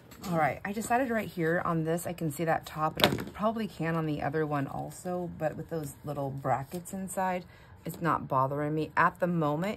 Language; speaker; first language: English; native; English